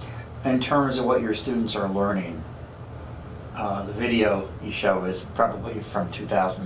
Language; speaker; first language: English; native; English